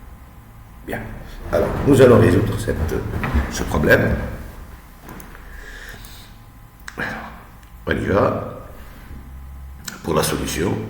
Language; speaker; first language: French; non-native, local second language; Arabic